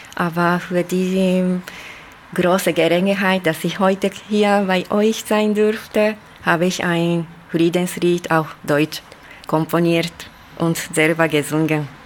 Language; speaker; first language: German; non-native, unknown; Japanese